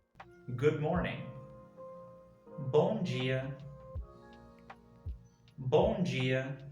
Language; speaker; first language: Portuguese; non-native, learner; English